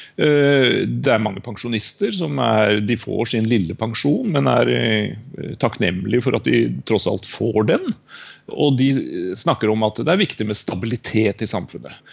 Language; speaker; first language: Norwegian; native; Norwegian